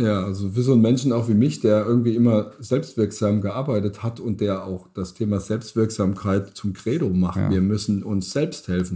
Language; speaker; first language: German; native; German